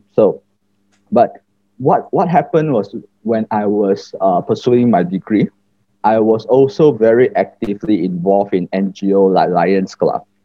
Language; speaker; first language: English; non-native, local second language; Chinese